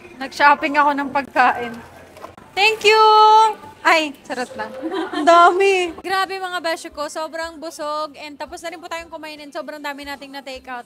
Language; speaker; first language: Filipino; native; Filipino